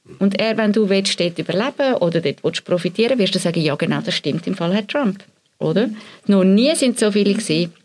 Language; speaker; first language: German; native; German